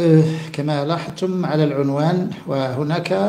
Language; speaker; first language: Arabic; native; Arabic